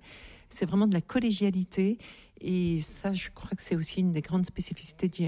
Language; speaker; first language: French; native; French